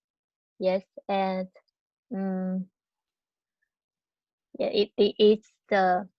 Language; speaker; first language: English; non-native, learner; Chinese